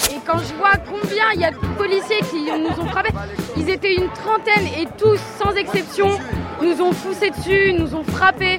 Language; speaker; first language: French; native; French